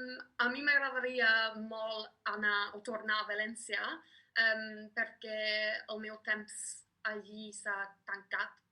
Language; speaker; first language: Catalan; non-native, fluent; English